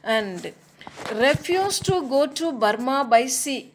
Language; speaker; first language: English; non-native, local second language; Tamil